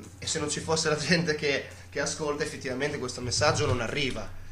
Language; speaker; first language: Italian; native; Italian